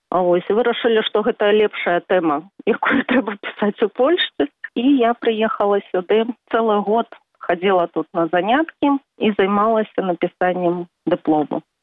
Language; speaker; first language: Belarusian; native; Belarusian